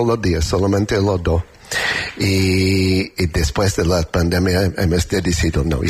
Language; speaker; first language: Spanish; non-native, learner; English